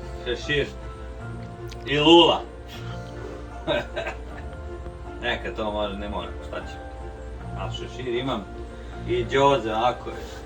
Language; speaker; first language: Serbian; native; Serbian